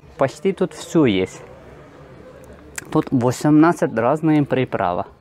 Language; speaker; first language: Russian; non-native, learner; Turkish